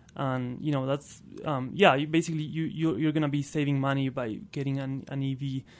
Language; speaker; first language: English; non-native, fluent; Spanish